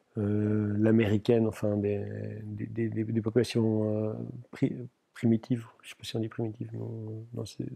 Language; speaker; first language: French; non-native, local second language; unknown